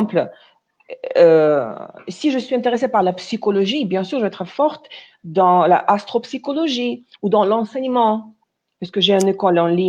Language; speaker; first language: French; non-native, fluent; Russian